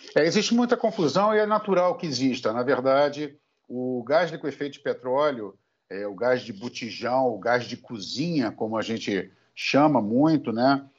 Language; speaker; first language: Portuguese; native; Portuguese